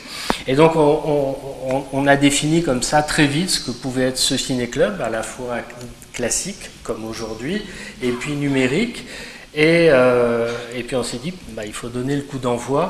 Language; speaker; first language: French; native; French